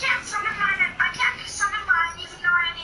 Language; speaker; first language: English; native; English